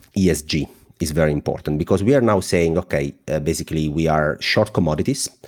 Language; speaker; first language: English; non-native, fluent; Italian